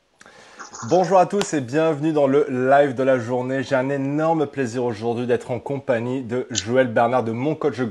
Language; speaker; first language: French; native; French